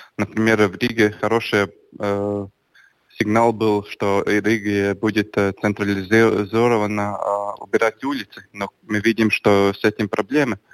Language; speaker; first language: Russian; non-native, local second language; Latvian